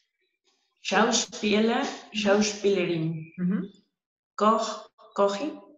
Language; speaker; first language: German; non-native, learner; Spanish